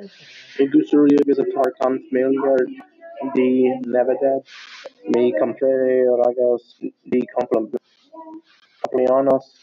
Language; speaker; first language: Spanish; non-native, learner; English